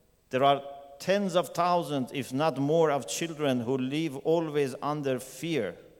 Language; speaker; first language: English; non-native, fluent; Persian